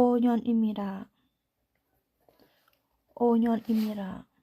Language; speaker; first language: Korean; non-native, learner; Thai